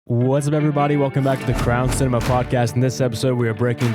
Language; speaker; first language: English; native; English